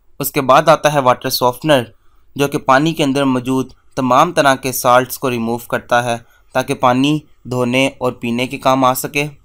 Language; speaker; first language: Urdu; native; Urdu